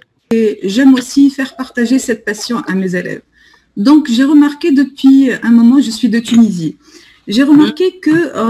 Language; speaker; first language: French; non-native, local second language; Arabic